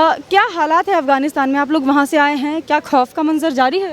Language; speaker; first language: Hindi; native; Hindi